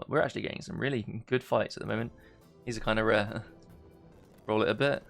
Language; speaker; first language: English; native; English